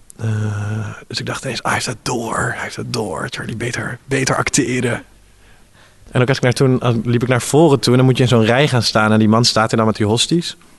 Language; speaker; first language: Dutch; native; Dutch